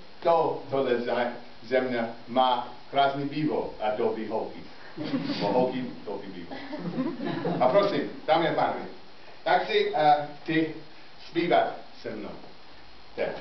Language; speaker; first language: Czech; non-native, learner; English